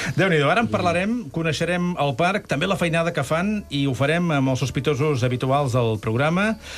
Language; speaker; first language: Catalan; native; Catalan